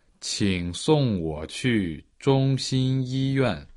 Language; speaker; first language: Chinese; non-native, learner; Portuguese